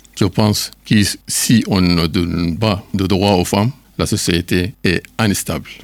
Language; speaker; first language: French; non-native, learner; Arabic